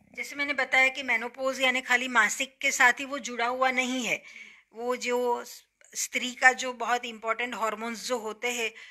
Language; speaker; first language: Hindi; non-native, local second language; Gujarati